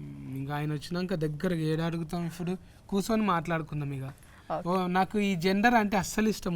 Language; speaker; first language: Telugu; native; Telugu